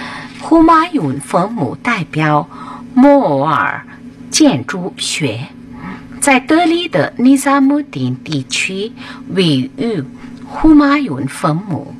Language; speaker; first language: Chinese; non-native, fluent; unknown